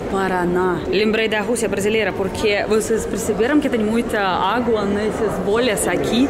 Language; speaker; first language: Portuguese; non-native, fluent; Russian